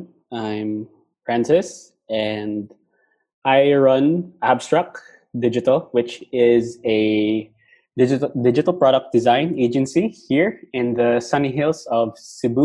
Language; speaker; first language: English; non-native, local second language; Cebuano